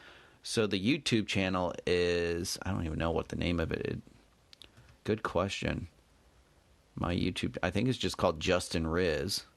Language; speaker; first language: English; native; English